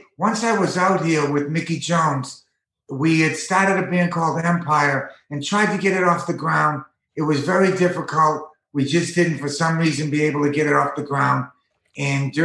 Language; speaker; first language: English; native; English